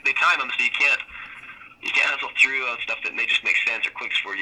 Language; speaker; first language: English; native; English